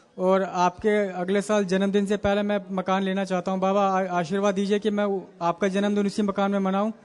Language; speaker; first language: Hindi; native; Hindi